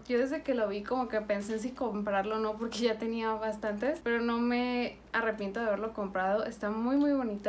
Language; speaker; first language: Spanish; native; Spanish